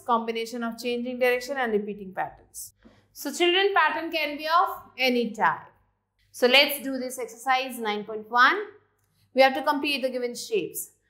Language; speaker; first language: English; non-native, local second language; Hindi